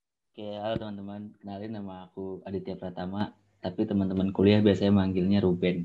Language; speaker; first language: Indonesian; native; Indonesian